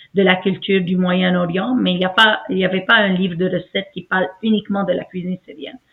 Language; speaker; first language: French; non-native, fluent; Arabic